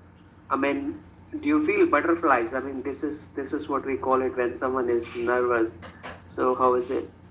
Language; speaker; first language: English; non-native, fluent; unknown